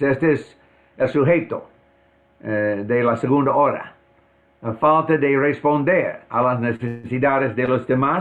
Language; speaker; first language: Spanish; non-native, fluent; English